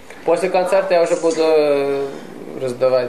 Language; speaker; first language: Russian; early bilingual, heritage; Russian